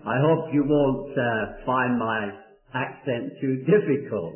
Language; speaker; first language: English; native; English